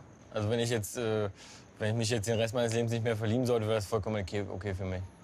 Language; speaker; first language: German; native; German